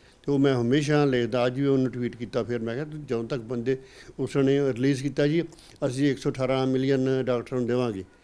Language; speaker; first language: Punjabi; native; Punjabi